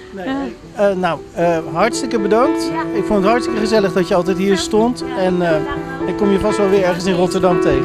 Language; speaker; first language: Dutch; native; Dutch